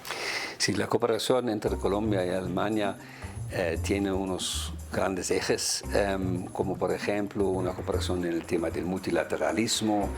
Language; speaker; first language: Spanish; non-native, fluent; German